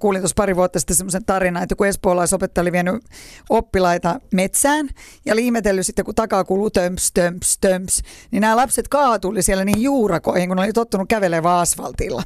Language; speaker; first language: Finnish; native; Finnish